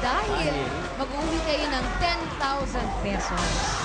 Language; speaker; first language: Filipino; native; Filipino